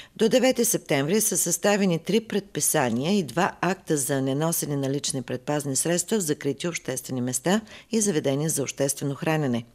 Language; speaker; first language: Bulgarian; native; Bulgarian